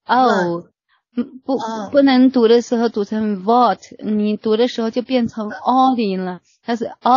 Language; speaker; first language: Chinese; native; Chinese